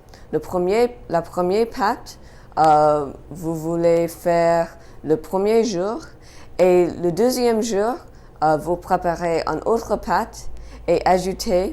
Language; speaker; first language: French; non-native, learner; English